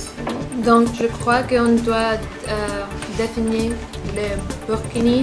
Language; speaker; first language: French; non-native, learner; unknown